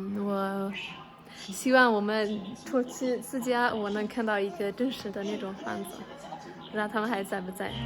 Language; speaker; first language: Chinese; non-native, fluent; Swedish